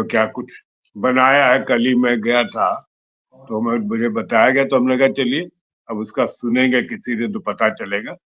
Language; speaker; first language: Hindi; native; Hindi